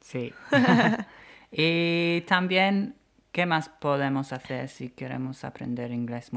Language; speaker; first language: Spanish; non-native, fluent; English